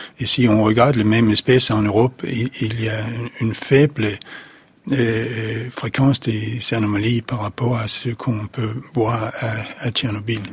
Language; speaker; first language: French; non-native, fluent; Danish